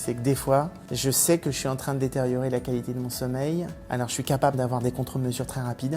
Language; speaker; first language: French; native; French